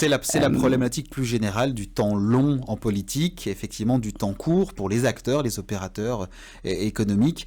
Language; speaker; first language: French; native; French